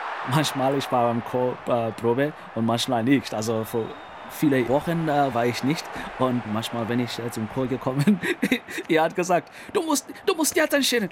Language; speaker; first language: German; non-native, learner; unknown